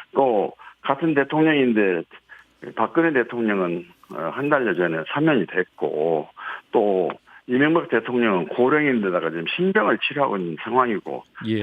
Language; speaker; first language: Korean; native; Korean